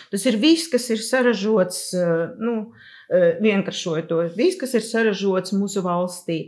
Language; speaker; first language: Latvian; non-native, local second language; Russian